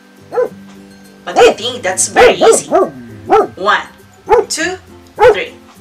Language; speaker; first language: English; non-native, fluent; Spanish